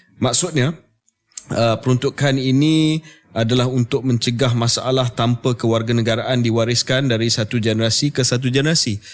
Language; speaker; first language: Malay; native; Malay